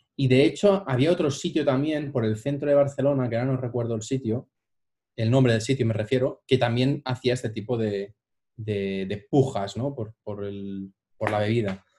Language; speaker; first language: Spanish; native; Spanish